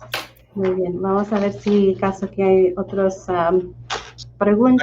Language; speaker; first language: Spanish; early bilingual, heritage; Spanish